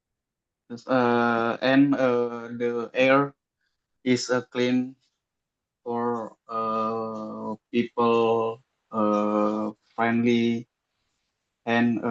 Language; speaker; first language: English; non-native, learner; Indonesian